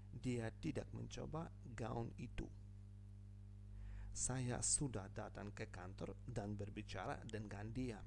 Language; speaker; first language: Indonesian; non-native, fluent; Ukrainian